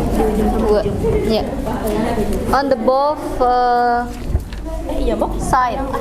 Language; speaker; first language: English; non-native, fluent; Indonesian